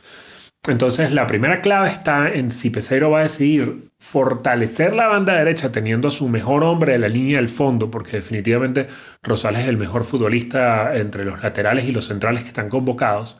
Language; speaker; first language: Spanish; native; Spanish